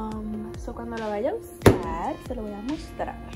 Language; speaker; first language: Spanish; early bilingual, heritage; Spanish